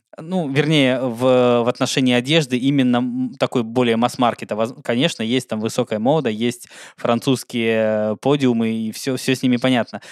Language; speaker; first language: Russian; native; Russian